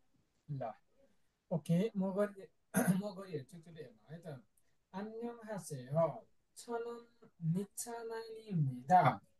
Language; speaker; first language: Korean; non-native, fluent; Nepali